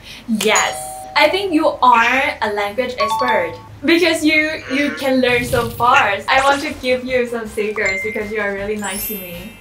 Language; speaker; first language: English; non-native, fluent; Thai